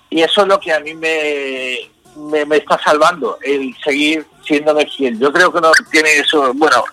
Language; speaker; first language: Spanish; early bilingual, heritage; Spanish